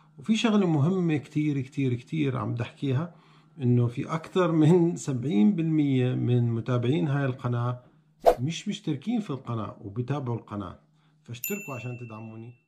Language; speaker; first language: Arabic; native; Arabic